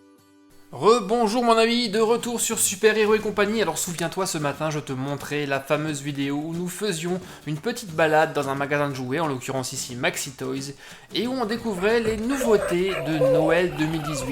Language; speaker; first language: French; native; French